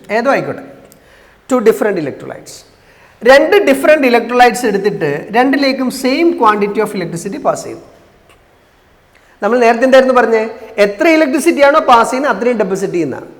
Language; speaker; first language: Malayalam; native; Malayalam